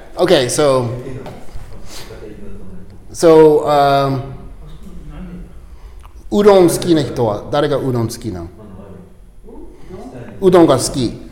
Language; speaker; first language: Japanese; non-native, learner; English